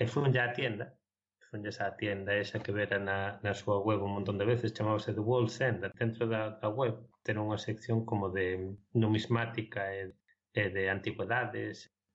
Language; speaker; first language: Galician; non-native, local second language; Spanish